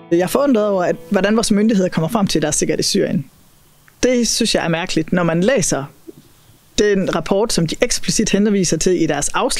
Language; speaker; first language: Danish; native; Danish